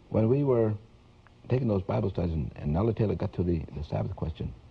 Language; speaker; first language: English; native; English